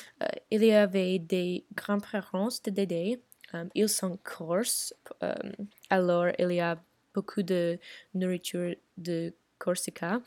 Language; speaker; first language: French; non-native, learner; English